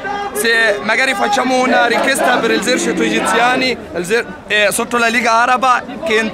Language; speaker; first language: Italian; non-native, learner; Arabic